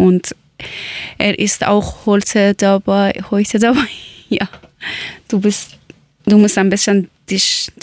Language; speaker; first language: German; non-native, learner; Persian